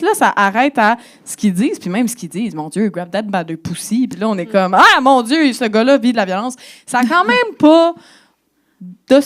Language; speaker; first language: French; native; French